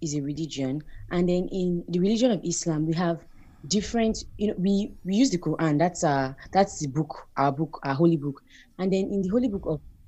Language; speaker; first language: English; non-native, local second language; Yoruba